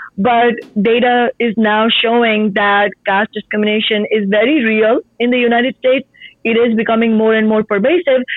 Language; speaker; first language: English; non-native, local second language; Marathi